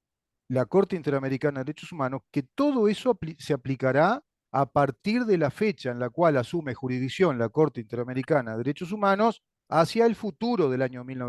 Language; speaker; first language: Spanish; native; Spanish